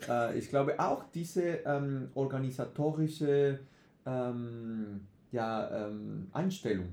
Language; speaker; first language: German; non-native, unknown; Spanish